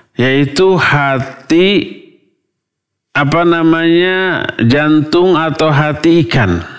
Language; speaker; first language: Indonesian; non-native, local second language; Sundanese